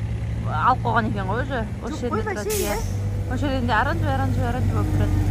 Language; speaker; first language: Kazakh; native; Kazakh